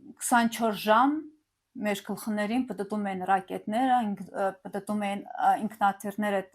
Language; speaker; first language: Armenian; early bilingual, heritage; Armenian